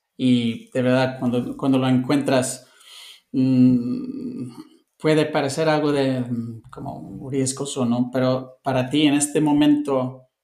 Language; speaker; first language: Spanish; non-native, fluent; English